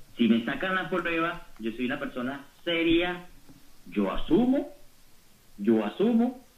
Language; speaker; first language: Spanish; native; Spanish